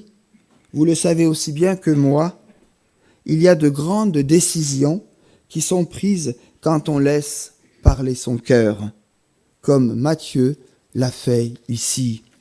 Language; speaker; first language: French; native; French